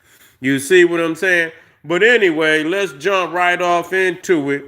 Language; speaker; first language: English; native; English